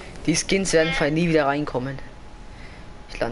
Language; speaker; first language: German; native; German